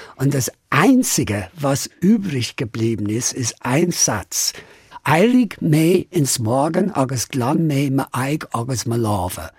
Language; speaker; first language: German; non-native, fluent; English